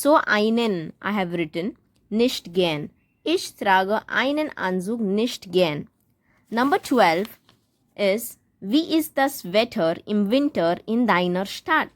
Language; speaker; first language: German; non-native, learner; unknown